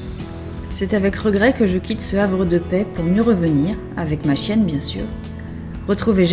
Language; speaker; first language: French; native; French